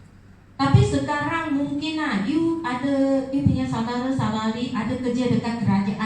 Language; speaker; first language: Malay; non-native, local second language; Chinese